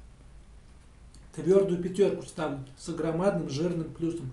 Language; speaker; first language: Russian; native; Russian